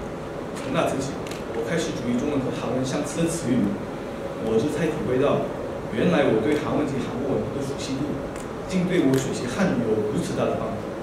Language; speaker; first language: Chinese; non-native, fluent; Korean